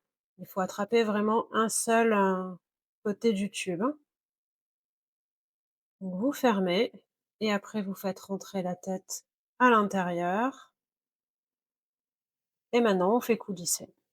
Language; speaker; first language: French; native; French